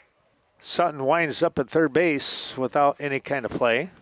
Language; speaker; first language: English; native; English